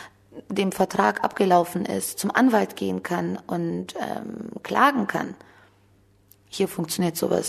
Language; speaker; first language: German; early bilingual, other home language; Turkish